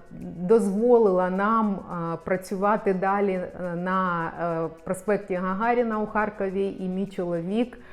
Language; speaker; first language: Ukrainian; non-native, local second language; Russian